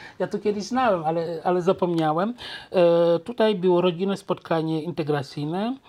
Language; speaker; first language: Polish; non-native, local second language; Wolof